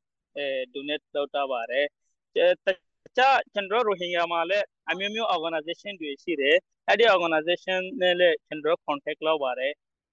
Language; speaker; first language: Burmese; non-native, local second language; Rohingya